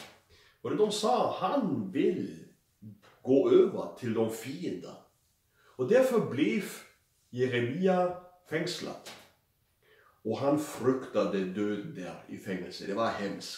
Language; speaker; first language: Swedish; non-native, fluent; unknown